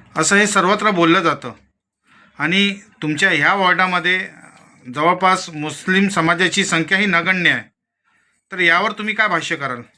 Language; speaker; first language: Marathi; native; Marathi